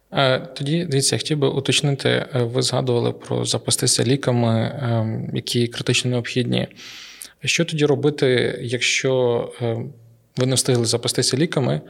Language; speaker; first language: Ukrainian; native; Ukrainian